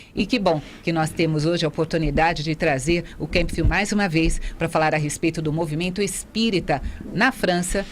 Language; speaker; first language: Portuguese; native; Portuguese